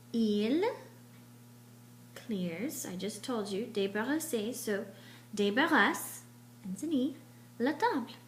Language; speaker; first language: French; non-native, fluent; English